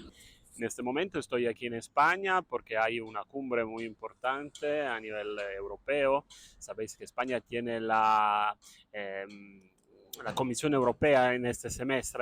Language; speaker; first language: Spanish; non-native, fluent; Italian